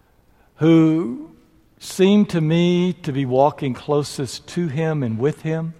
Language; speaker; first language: English; native; English